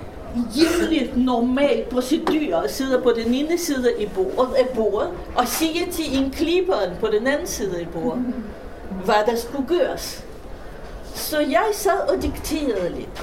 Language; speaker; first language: Danish; non-native, fluent; Russian